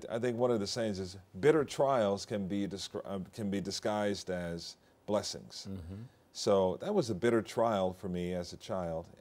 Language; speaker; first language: English; native; English